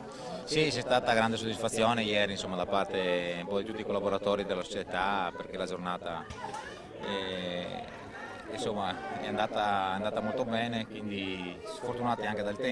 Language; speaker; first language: Italian; native; Italian